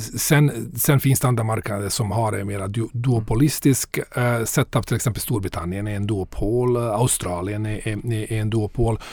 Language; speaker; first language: Swedish; non-native, fluent; Bosnian